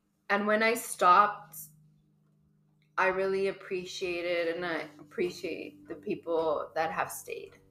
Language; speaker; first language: English; early bilingual, other home language; Spanish